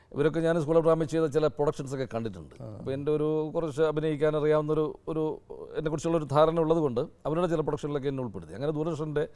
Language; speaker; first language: Malayalam; native; Malayalam